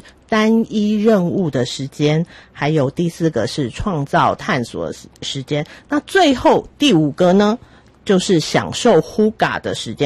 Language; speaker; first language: Chinese; native; Chinese